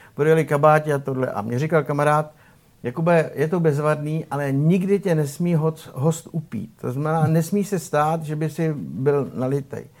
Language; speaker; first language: Czech; native; Czech